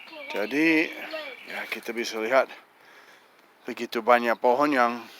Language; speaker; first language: Indonesian; non-native, fluent; English